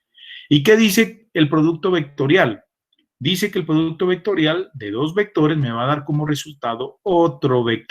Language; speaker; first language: Spanish; native; Spanish